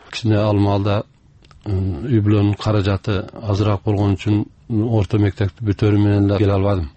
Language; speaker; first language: Kyrgyz; early bilingual, heritage; Kyrgyz